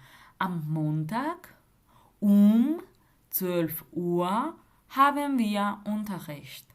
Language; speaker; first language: German; non-native, fluent; Spanish